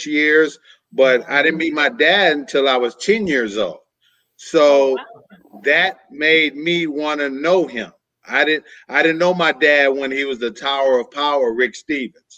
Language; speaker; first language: English; native; English